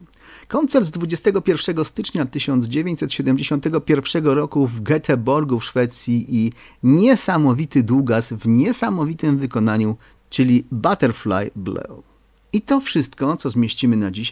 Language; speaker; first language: Polish; native; Polish